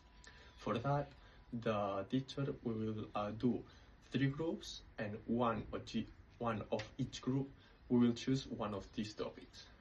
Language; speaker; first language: English; non-native, learner; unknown